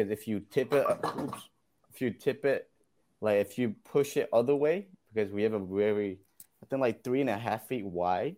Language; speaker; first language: English; non-native, fluent; Burmese